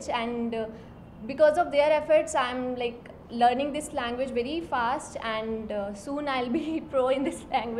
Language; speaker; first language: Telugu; non-native, learner; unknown